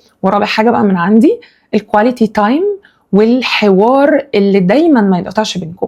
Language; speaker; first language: Arabic; native; Arabic